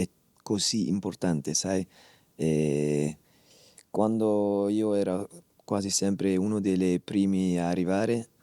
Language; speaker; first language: Italian; non-native, fluent; Dutch